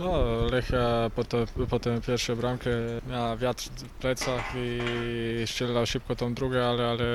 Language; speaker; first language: Polish; non-native, fluent; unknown